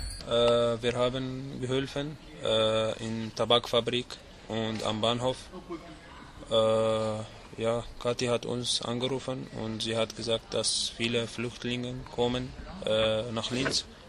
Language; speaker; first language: German; non-native, learner; Arabic